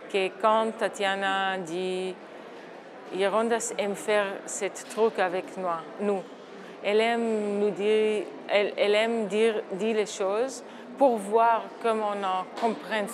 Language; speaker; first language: French; non-native, fluent; Hebrew